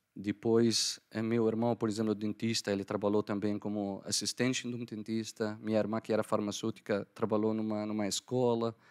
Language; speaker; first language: Portuguese; non-native, fluent; Arabic